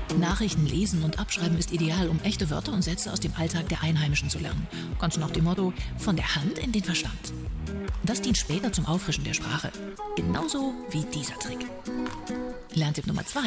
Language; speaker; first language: German; native; German